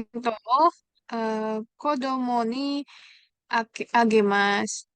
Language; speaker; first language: Japanese; non-native, learner; Indonesian